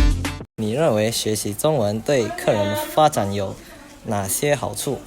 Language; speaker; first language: Chinese; non-native, learner; Indonesian